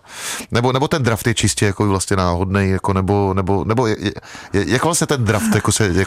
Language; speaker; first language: Czech; native; Czech